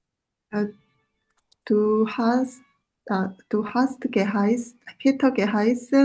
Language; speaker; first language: German; non-native, learner; Korean